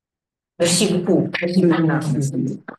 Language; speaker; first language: French; non-native, fluent; Russian